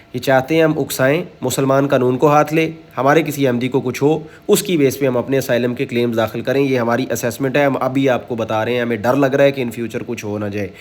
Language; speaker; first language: Urdu; non-native, local second language; Punjabi